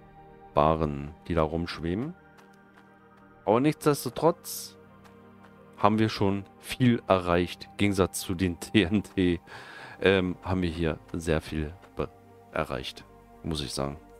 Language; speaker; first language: German; native; German